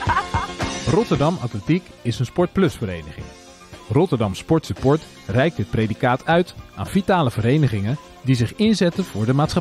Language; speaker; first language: Dutch; native; Dutch